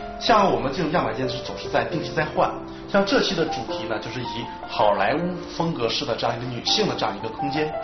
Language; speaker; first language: Chinese; native; Chinese